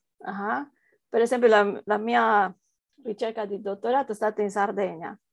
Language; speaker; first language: Italian; non-native, fluent; Spanish